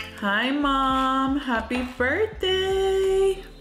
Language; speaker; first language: English; early bilingual, other home language; Spanish